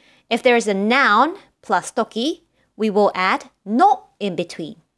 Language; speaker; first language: English; non-native, fluent; Japanese